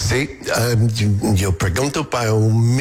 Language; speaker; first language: Spanish; non-native, learner; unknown